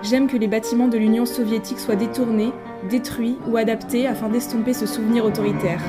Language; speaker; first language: French; native; French